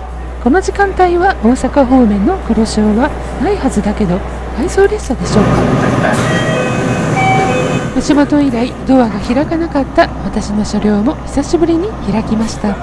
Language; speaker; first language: Japanese; native; Japanese